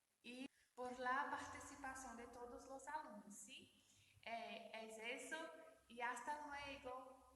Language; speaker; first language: Spanish; non-native, learner; Portuguese